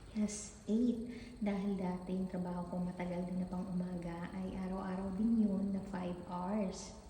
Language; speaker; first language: Filipino; native; Filipino